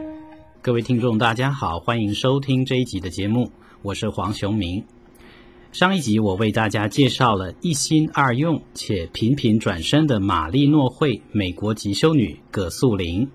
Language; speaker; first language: Chinese; native; Chinese